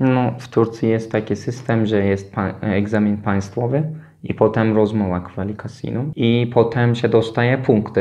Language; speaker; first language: Polish; non-native, fluent; Turkish